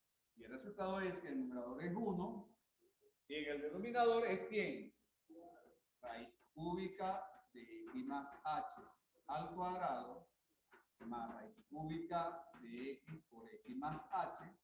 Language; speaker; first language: Spanish; native; Spanish